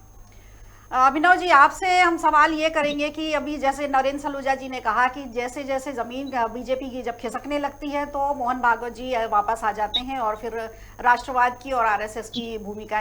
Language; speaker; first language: Hindi; native; Hindi